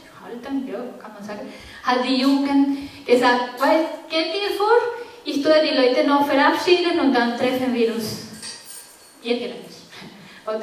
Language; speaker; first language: German; non-native, fluent; Spanish